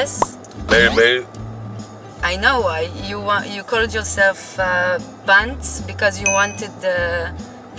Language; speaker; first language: English; non-native, fluent; Hebrew